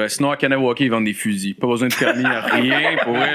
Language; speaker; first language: French; native; French